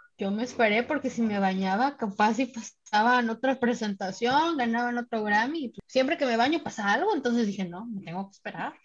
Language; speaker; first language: Spanish; native; Spanish